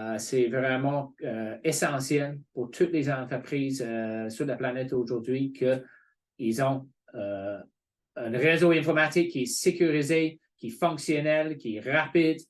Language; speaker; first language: French; non-native, fluent; English